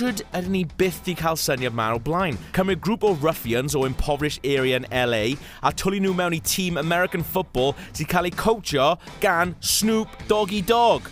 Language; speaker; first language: Welsh; native; Welsh